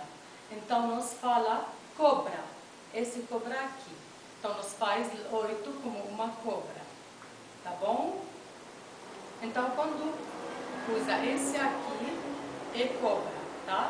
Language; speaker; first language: Portuguese; non-native, fluent; Arabic